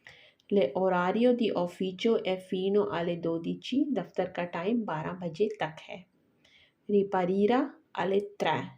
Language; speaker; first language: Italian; non-native, learner; Urdu